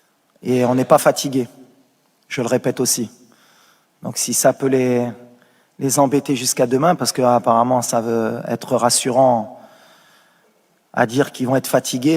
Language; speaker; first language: French; native; French